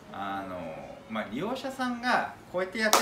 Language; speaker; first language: Japanese; native; Japanese